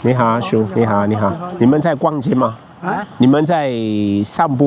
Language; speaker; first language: Chinese; non-native, fluent; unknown